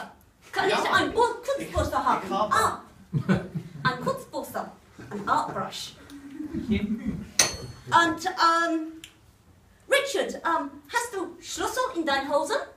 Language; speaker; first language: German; non-native, learner; English